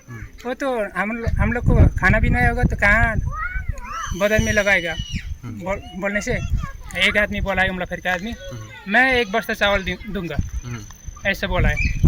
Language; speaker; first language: Hindi; non-native, local second language; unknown